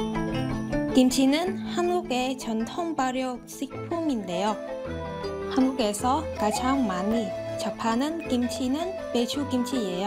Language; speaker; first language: Korean; non-native, fluent; Vietnamese